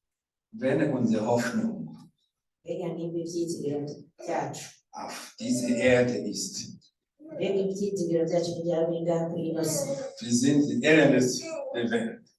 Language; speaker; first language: German; non-native, fluent; Rundi